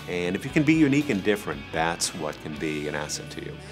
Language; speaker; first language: English; native; English